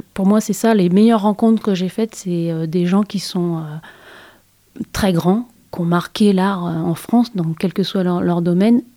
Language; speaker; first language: French; native; French